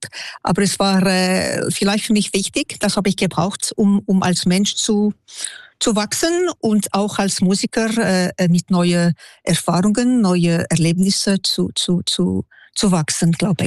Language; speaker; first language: German; non-native, local second language; French